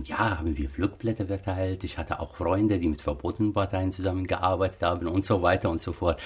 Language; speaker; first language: German; non-native, fluent; Arabic